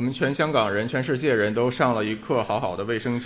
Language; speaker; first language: Chinese; non-native, local second language; Cantonese